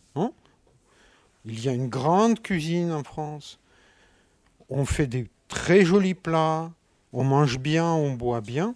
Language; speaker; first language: French; non-native, fluent; Russian